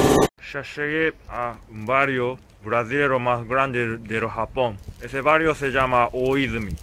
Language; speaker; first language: Spanish; non-native, fluent; Japanese